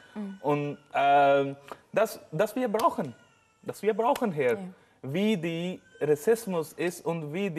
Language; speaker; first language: German; non-native, learner; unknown